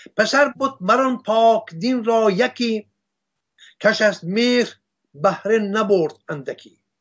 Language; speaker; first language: Persian; non-native, local second language; Assyrian Neo-Aramaic